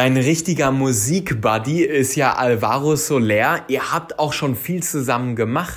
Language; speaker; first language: German; native; German